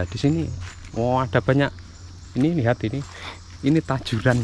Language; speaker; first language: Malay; non-native, local second language; Javanese